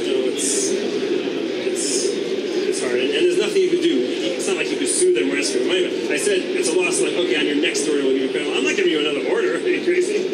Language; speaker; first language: English; native; English